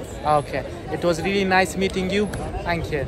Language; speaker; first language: English; non-native, fluent; Urdu